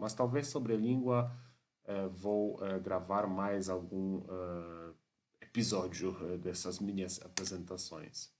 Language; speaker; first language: Portuguese; non-native, fluent; Polish